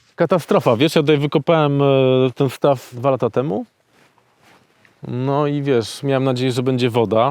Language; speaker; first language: Polish; native; Polish